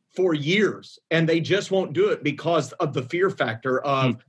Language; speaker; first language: English; native; English